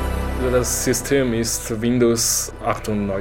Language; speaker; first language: German; non-native, learner; Chinese